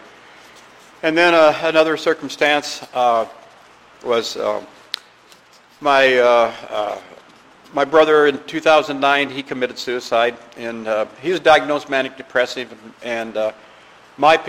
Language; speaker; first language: English; native; English